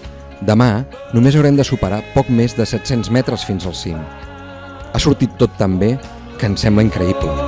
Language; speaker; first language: Catalan; native; Catalan